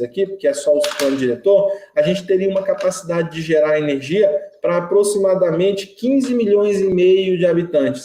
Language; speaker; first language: Portuguese; native; Portuguese